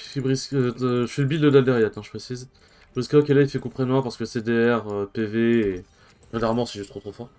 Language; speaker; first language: French; native; French